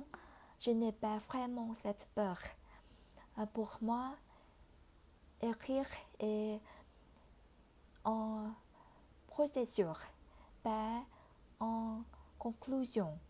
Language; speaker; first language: French; non-native, fluent; Vietnamese